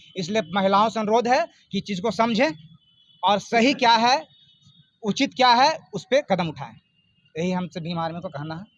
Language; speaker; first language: Hindi; native; Hindi